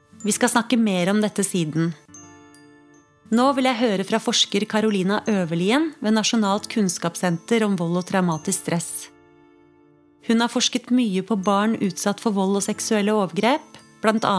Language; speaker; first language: Norwegian; native; Norwegian